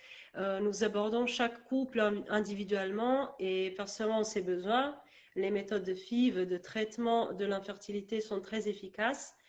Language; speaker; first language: French; non-native, learner; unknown